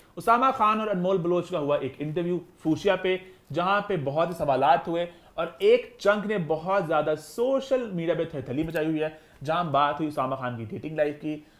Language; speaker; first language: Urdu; native; Urdu